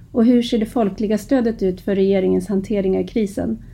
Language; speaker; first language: Swedish; native; Swedish